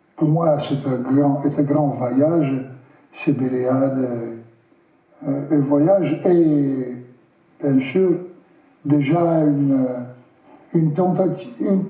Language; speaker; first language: French; non-native, learner; Russian